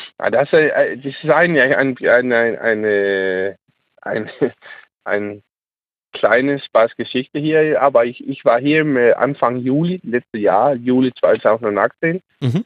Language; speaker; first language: German; non-native, learner; Danish